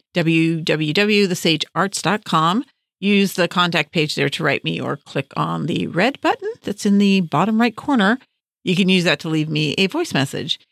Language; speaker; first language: English; native; English